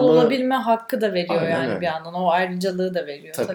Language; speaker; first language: Turkish; native; Turkish